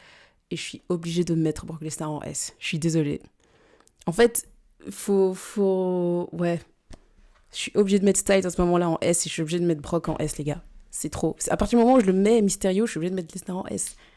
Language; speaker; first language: French; native; French